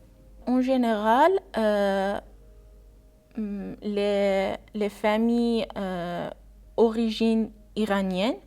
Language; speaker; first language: French; non-native, learner; Persian